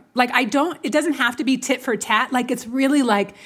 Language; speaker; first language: English; native; English